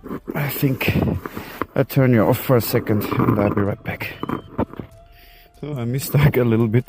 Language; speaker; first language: English; non-native, learner; German